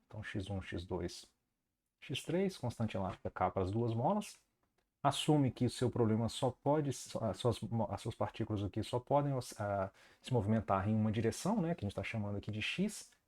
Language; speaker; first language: Portuguese; native; Portuguese